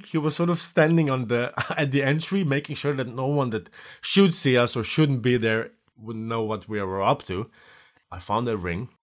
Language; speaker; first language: English; non-native, fluent; Slovenian